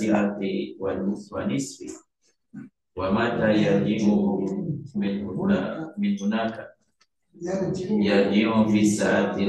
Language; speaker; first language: Arabic; non-native, learner; Indonesian